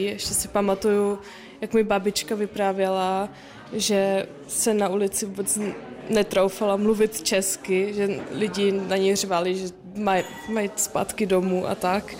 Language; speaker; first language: Czech; non-native, local second language; German